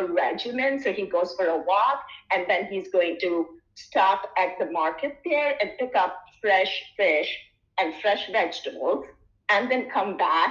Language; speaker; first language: English; non-native, local second language; Bangla